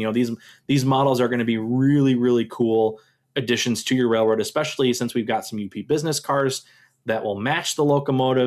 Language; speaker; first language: English; native; English